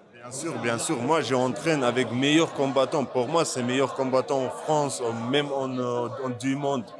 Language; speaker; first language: French; non-native, learner; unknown